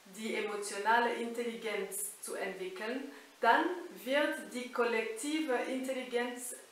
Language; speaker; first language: German; non-native, fluent; French